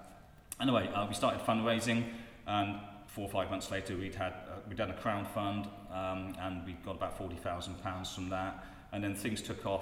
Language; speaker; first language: English; native; English